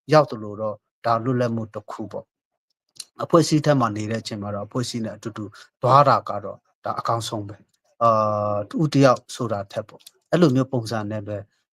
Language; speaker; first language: Burmese; non-native, local second language; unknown